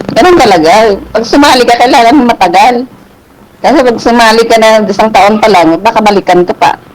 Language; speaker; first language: Filipino; non-native, local second language; Hiligaynon